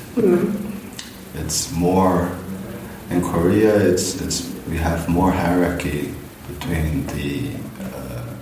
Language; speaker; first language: English; non-native, fluent; Korean